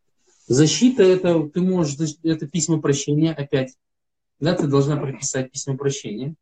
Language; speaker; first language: Russian; native; Russian